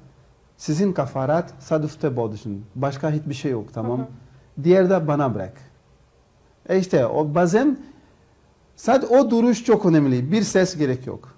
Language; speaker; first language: Turkish; non-native, learner; Portuguese